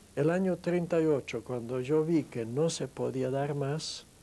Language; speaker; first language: Spanish; non-native, fluent; German